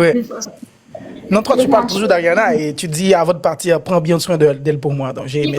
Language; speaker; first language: French; non-native, local second language; Haitian Creole